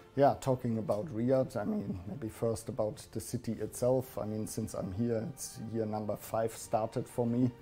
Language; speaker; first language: English; non-native, fluent; German